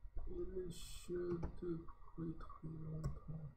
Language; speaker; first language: French; non-native, learner; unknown